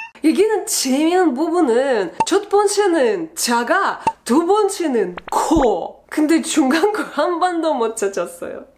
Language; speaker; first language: Korean; non-native, learner; Russian